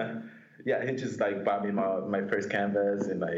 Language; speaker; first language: English; non-native, fluent; Spanish